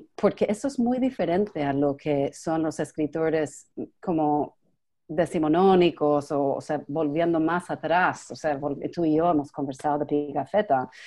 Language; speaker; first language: Spanish; non-native, fluent; English